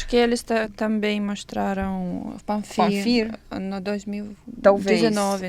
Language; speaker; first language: Portuguese; non-native, learner; Ukrainian